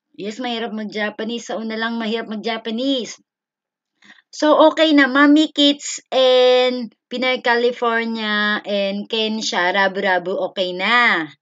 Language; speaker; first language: Filipino; native; Filipino